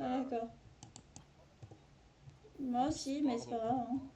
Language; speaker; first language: French; native; French